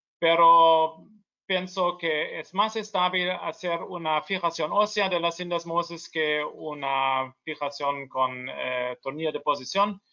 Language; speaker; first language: Spanish; non-native, learner; German